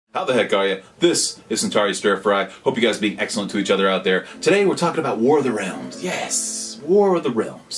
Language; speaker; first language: English; native; English